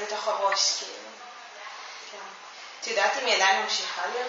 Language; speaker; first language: Hebrew; native; Hebrew